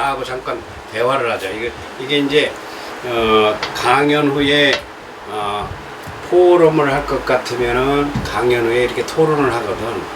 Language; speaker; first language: Korean; native; Korean